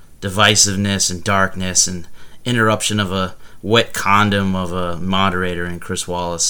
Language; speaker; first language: English; native; English